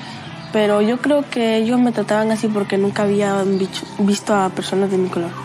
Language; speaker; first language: Spanish; early bilingual, other home language; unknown